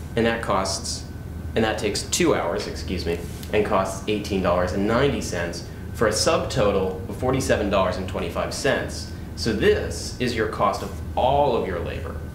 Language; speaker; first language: English; native; English